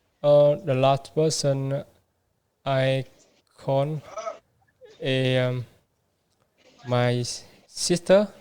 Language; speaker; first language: English; non-native, learner; Vietnamese